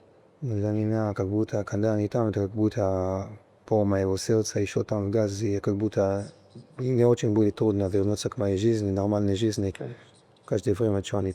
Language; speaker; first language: Russian; early bilingual, heritage; Russian